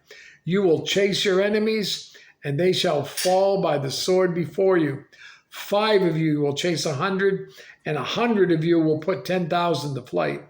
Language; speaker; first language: English; native; English